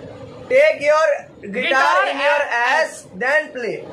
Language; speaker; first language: English; non-native, local second language; Hindi